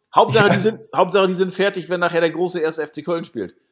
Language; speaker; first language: German; native; German